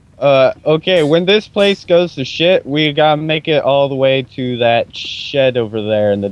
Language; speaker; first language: English; native; English